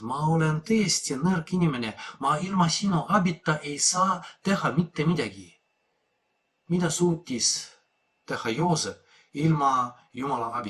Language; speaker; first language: Estonian; non-native, fluent; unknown